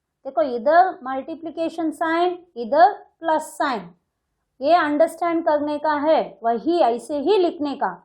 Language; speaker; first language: Hindi; non-native, local second language; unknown